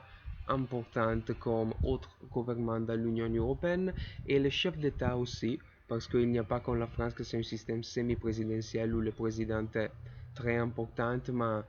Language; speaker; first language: French; non-native, learner; Italian